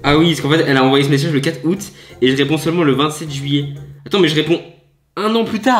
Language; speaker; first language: French; native; French